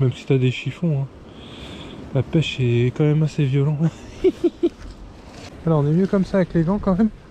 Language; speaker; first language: French; native; French